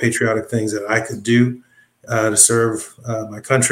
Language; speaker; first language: English; native; English